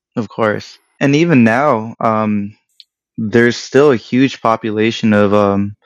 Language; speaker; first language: English; early bilingual, other home language; Spanish